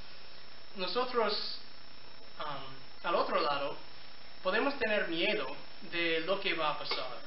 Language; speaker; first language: Spanish; non-native, fluent; English